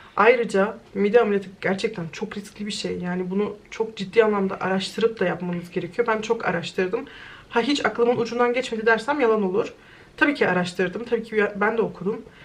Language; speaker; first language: Turkish; early bilingual, heritage; Turkish